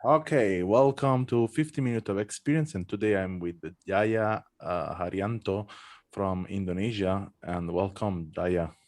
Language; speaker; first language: English; non-native, fluent; Italian